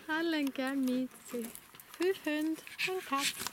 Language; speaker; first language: German; non-native, learner; Swedish